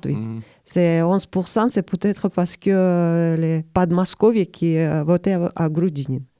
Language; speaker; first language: French; non-native, learner; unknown